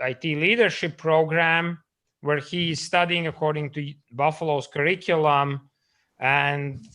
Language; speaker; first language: English; non-native, fluent; Latvian